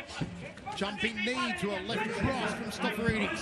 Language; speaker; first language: English; native; English